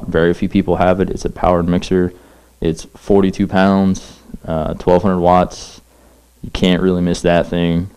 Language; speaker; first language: English; native; English